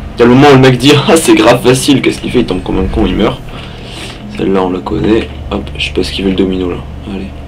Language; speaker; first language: French; native; French